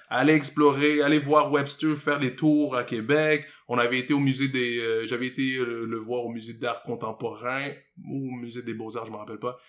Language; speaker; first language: French; native; French